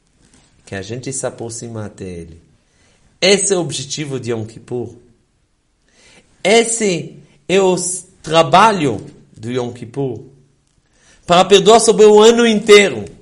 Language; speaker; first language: Portuguese; non-native, fluent; Hebrew